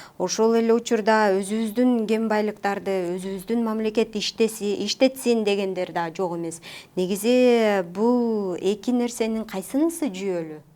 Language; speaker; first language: Kyrgyz; native; Kyrgyz